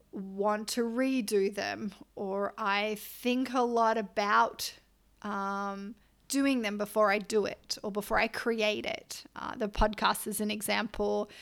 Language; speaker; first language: English; native; English